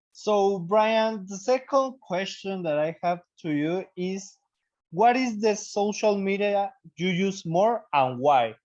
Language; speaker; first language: English; non-native, learner; Spanish